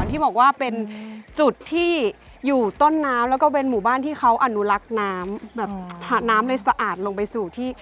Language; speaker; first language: Thai; native; Thai